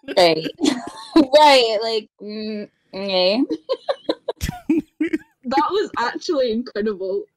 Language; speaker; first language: English; native; English